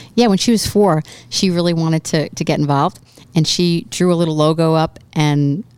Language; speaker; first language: English; native; English